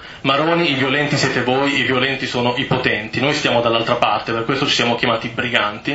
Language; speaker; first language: Italian; native; Italian